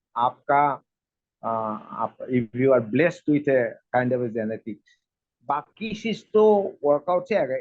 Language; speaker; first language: Hindi; non-native, local second language; Assamese